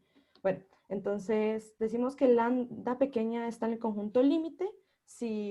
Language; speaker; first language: Spanish; native; Spanish